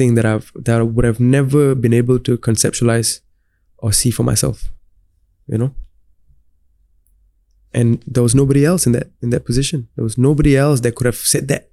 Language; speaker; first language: English; non-native, local second language; Tamil